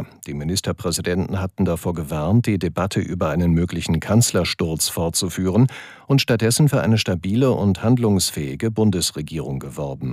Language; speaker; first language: German; native; German